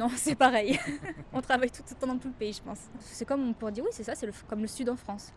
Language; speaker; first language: French; native; French